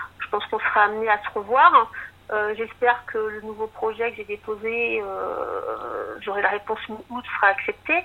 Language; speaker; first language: French; native; French